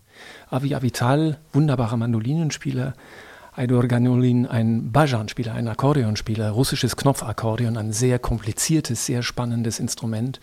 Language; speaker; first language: German; native; German